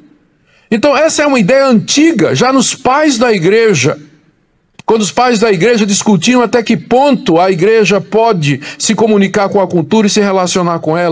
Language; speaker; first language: Portuguese; native; Portuguese